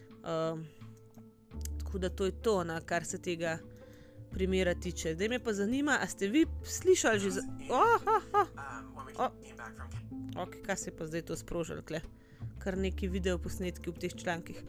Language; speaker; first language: Slovenian; native; Slovenian